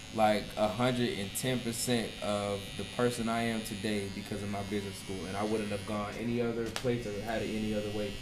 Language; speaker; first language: English; native; English